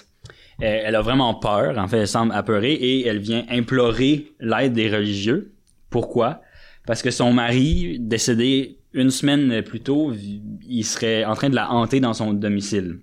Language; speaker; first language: French; native; French